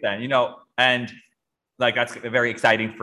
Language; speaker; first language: English; non-native, local second language; Filipino